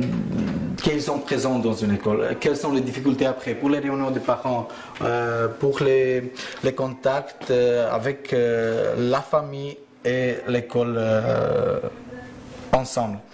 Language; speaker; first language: French; early bilingual, other home language; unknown